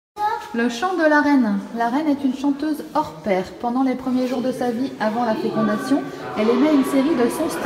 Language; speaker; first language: French; native; French